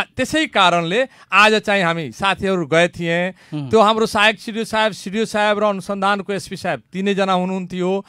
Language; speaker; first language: Nepali; non-native, local second language; Bhojpuri